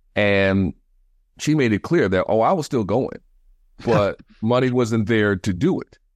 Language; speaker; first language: English; native; English